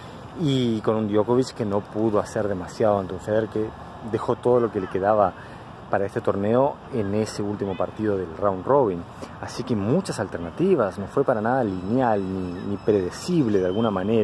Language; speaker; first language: Spanish; native; Spanish